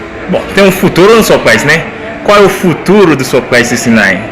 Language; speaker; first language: Portuguese; non-native, learner; Haitian Creole